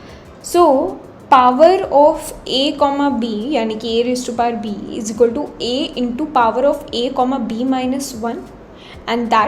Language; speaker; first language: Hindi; native; Hindi